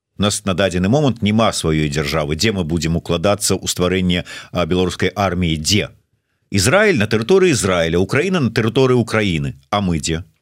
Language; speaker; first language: Belarusian; non-native, local second language; Russian